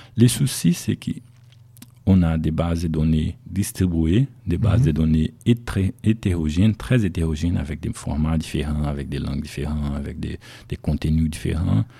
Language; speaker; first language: French; non-native, fluent; Portuguese